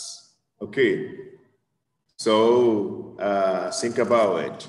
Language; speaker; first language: English; non-native, fluent; Spanish